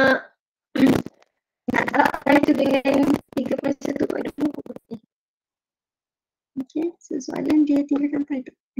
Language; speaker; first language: Malay; native; Malay